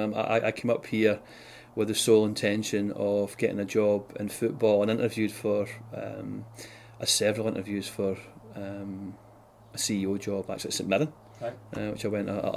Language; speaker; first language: English; native; English